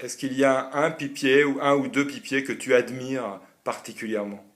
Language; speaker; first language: French; native; French